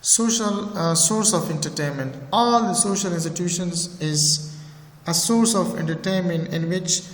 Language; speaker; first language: English; non-native, fluent; Persian